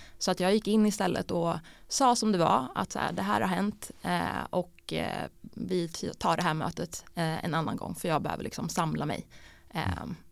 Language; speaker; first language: Swedish; early bilingual, other home language; Bosnian